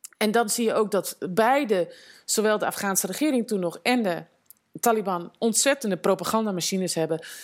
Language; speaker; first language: Dutch; native; Dutch